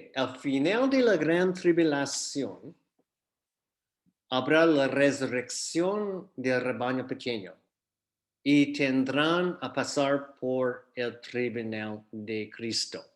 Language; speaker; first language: Spanish; non-native, fluent; English